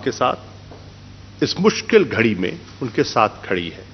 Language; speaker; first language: Urdu; non-native, local second language; Saraiki